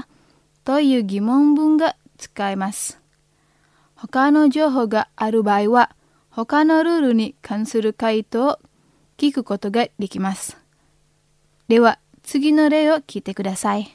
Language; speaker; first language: Japanese; non-native, fluent; Indonesian